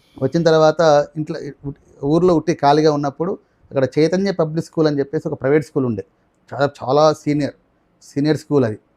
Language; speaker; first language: Telugu; non-native, local second language; Marathi